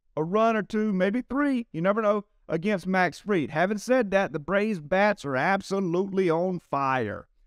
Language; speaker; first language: English; native; English